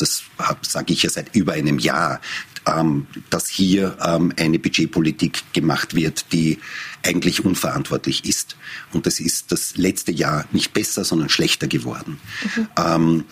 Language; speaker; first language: German; native; German